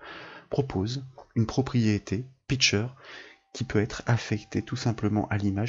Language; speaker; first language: French; native; French